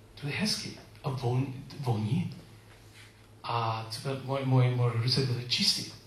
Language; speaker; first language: Czech; non-native, learner; English